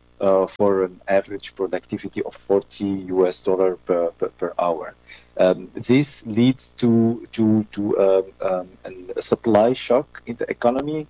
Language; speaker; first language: English; non-native, fluent; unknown